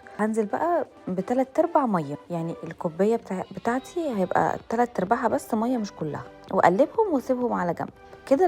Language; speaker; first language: Arabic; native; Arabic